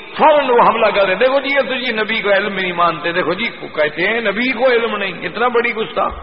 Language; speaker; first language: Urdu; non-native, local second language; Punjabi